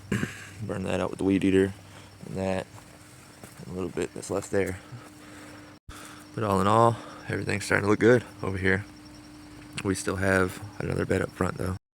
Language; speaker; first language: English; native; English